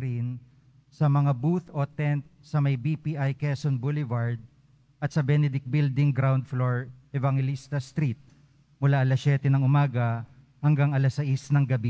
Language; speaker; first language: Filipino; native; Filipino